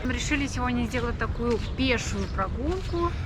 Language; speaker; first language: Russian; native; Russian